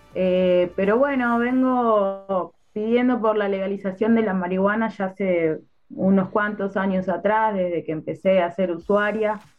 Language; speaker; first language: Spanish; native; Spanish